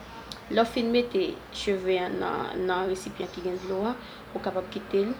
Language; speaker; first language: French; non-native, local second language; Haitian Creole